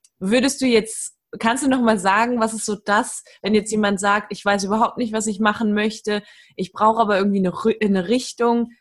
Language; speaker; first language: German; native; German